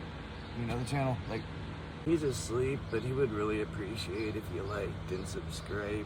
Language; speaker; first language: English; native; English